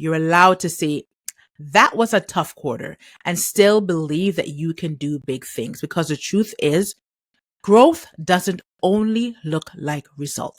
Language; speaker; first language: English; native; English